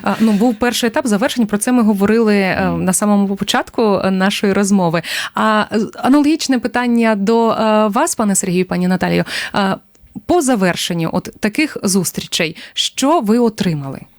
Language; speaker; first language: Ukrainian; native; Ukrainian